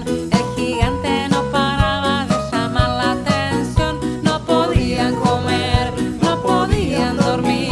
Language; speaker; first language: Spanish; native; Spanish